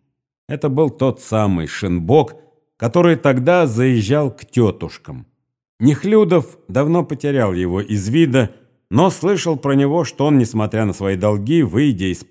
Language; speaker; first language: Russian; native; Russian